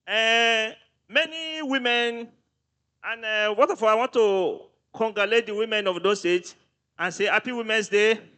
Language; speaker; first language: English; non-native, local second language; Yoruba